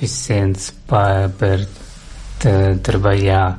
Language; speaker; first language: Catalan; non-native, learner; Russian